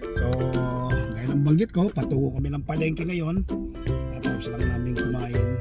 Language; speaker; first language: Filipino; native; Filipino